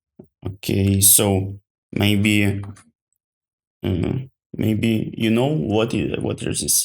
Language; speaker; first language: English; non-native, learner; Ukrainian